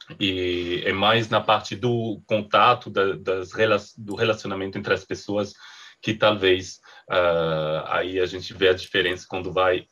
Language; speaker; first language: Portuguese; non-native, fluent; French